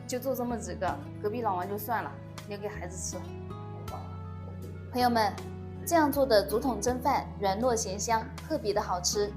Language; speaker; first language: Chinese; native; Chinese